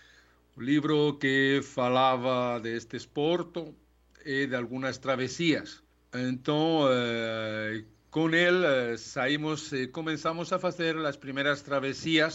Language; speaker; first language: Portuguese; non-native, learner; Spanish